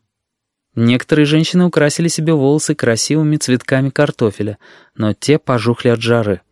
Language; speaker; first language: Russian; native; Russian